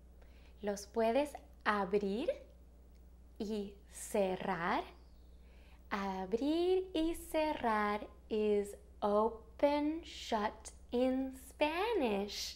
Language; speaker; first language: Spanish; early bilingual, heritage; Spanish